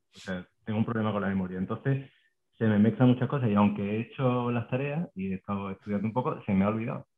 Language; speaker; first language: Spanish; native; Spanish